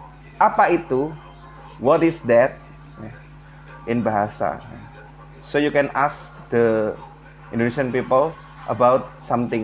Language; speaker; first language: English; non-native, learner; Indonesian